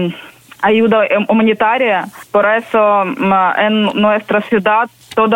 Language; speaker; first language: Spanish; non-native, learner; Ukrainian